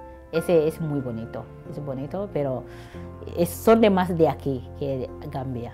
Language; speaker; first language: Spanish; non-native, learner; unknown